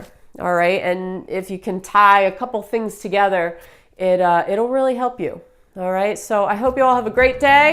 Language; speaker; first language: English; native; English